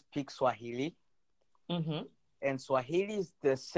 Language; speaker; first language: English; non-native, local second language; Swahili